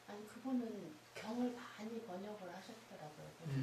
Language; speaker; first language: Korean; native; Korean